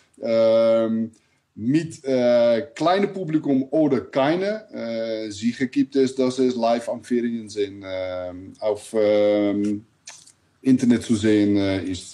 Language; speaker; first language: German; non-native, learner; Dutch